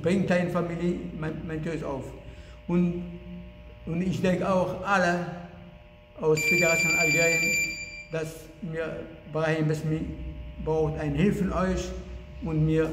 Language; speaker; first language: German; non-native, learner; Arabic